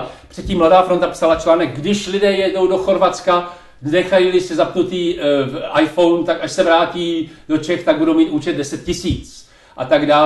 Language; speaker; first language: Czech; native; Czech